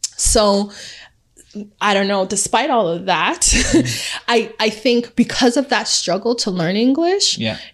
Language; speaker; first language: English; early bilingual, other home language; Akan